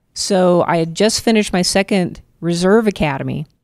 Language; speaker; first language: English; native; English